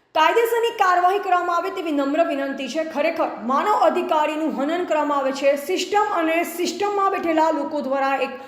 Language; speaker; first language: Gujarati; native; Gujarati